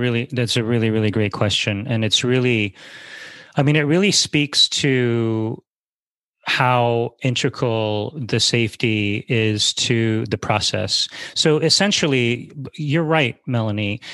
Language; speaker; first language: English; native; English